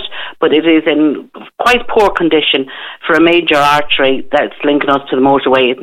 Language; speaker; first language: English; native; English